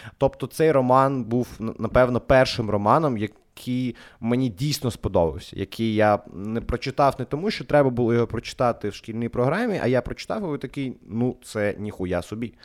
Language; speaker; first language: Ukrainian; non-native, local second language; Russian